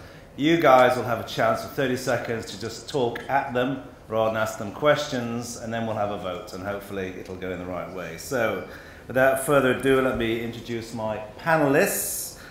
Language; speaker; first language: English; native; English